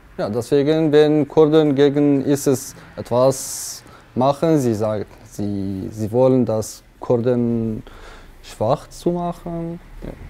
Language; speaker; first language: German; non-native, learner; Kurdish